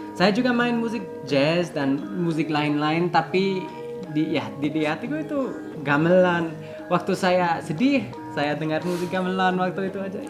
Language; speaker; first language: Indonesian; early bilingual, heritage; Indonesian